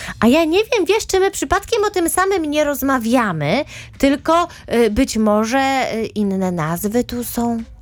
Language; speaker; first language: Polish; native; Polish